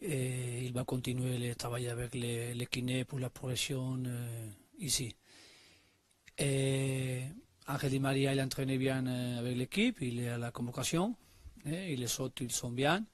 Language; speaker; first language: French; non-native, learner; Spanish